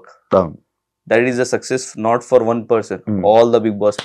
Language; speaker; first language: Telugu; non-native, learner; Hindi